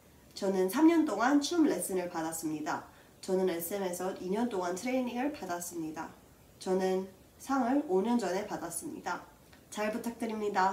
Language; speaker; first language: Korean; early bilingual, heritage; Korean